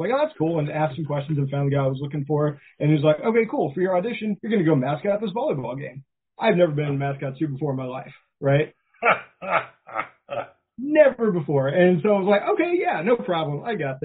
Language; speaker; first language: English; native; English